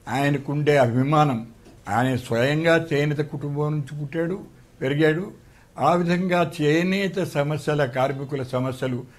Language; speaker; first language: Telugu; native; Telugu